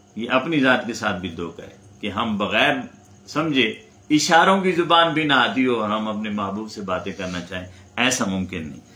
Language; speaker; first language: Urdu; non-native, local second language; Punjabi